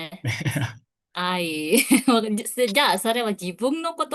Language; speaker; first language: Japanese; non-native, fluent; Indonesian